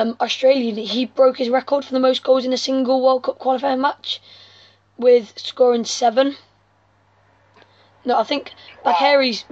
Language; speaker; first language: English; native; English